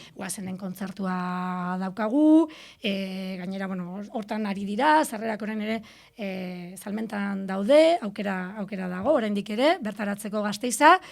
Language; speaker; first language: Basque; native; Basque